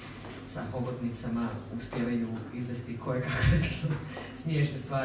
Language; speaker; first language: Croatian; native; Croatian